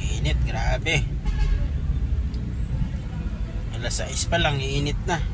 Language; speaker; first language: Filipino; native; Filipino